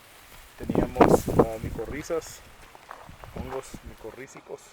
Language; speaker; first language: Spanish; native; Spanish